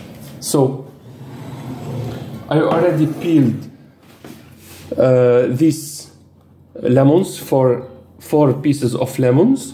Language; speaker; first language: English; non-native, fluent; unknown